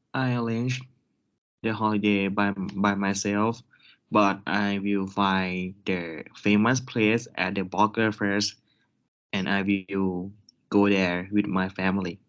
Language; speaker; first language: English; non-native, learner; Thai